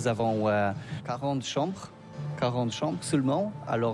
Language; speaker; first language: French; non-native, fluent; Polish